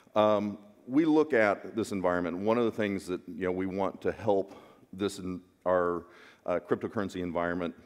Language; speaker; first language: English; native; English